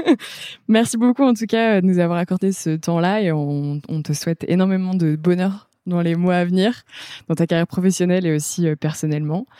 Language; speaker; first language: French; native; French